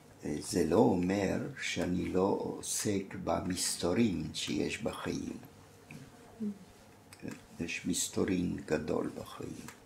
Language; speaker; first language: Hebrew; non-native, fluent; German